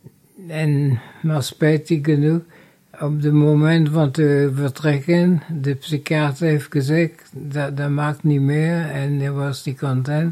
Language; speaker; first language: Dutch; non-native, fluent; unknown